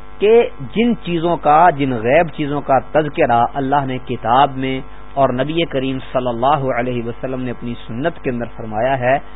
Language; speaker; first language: Urdu; non-native, local second language; Punjabi